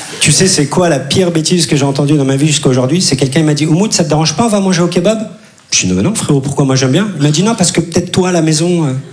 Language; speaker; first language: French; early bilingual, other home language; Turkish